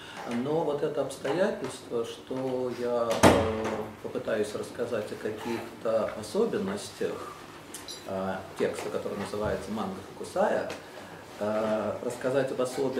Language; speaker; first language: Russian; native; Russian